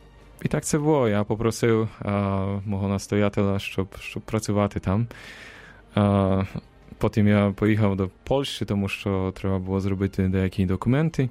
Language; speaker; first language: Ukrainian; non-native, fluent; Polish